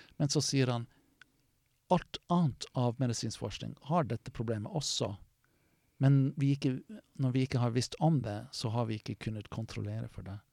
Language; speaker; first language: Norwegian; non-native, fluent; English